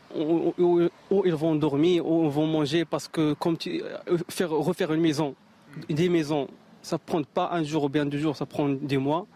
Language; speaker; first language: French; non-native, local second language; Arabic